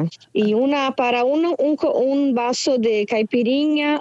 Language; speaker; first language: Spanish; non-native, fluent; Portuguese